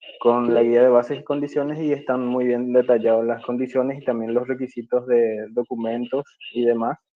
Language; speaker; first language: Spanish; native; Spanish